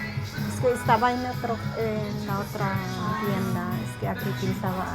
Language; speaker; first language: Spanish; non-native, learner; Filipino